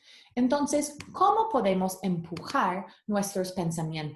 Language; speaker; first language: Spanish; early bilingual, heritage; Spanish